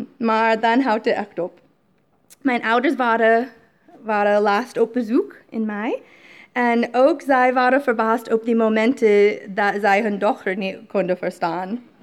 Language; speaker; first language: Dutch; non-native, fluent; English